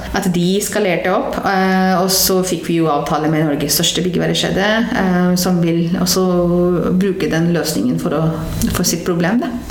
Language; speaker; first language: Norwegian; non-native, fluent; Hindi